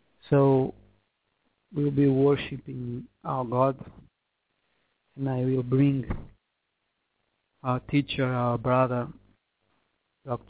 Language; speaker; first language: English; non-native, fluent; Portuguese